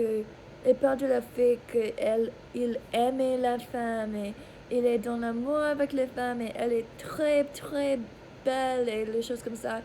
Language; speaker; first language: French; non-native, learner; English